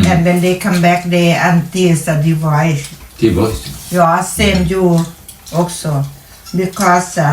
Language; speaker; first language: English; non-native, learner; Thai